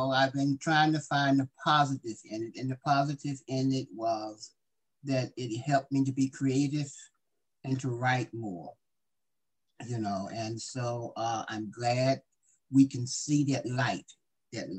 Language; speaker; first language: English; native; English